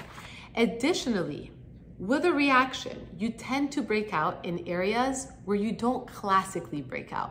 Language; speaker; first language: English; native; English